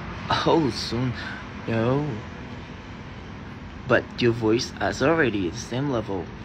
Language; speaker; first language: English; non-native, learner; Thai